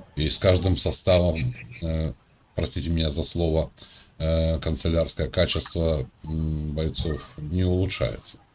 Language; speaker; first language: Russian; native; Russian